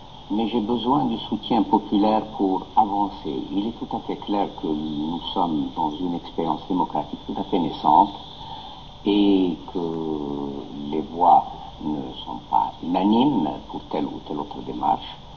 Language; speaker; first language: French; non-native, local second language; Arabic